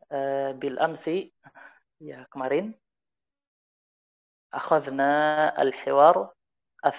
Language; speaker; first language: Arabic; non-native, fluent; Indonesian